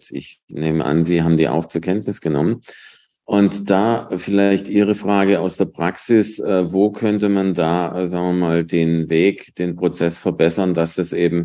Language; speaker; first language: German; native; German